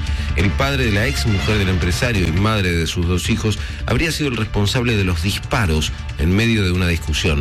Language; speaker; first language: Spanish; native; Spanish